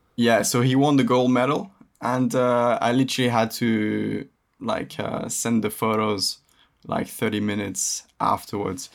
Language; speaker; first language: English; early bilingual, other home language; French